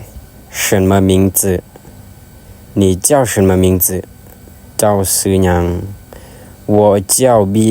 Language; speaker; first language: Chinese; non-native, fluent; Lao